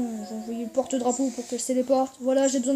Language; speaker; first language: French; native; French